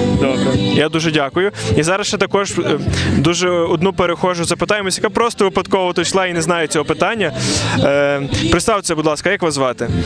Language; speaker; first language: Ukrainian; native; Ukrainian